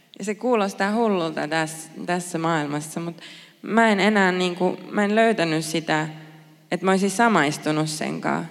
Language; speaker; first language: Finnish; native; Finnish